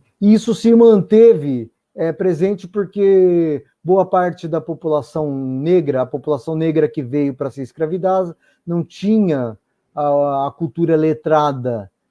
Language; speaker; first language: Portuguese; native; Portuguese